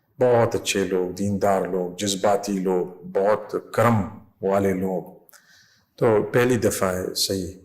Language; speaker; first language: Urdu; non-native, fluent; English